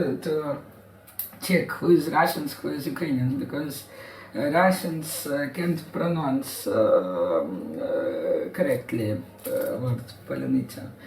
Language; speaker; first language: English; non-native, learner; Ukrainian